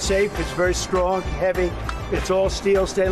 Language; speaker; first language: English; native; English